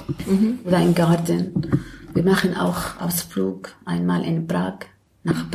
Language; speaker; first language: German; non-native, learner; Arabic